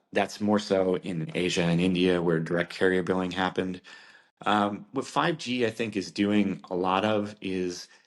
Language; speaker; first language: English; native; English